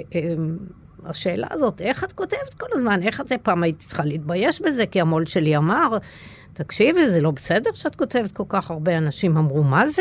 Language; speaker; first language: Hebrew; native; Hebrew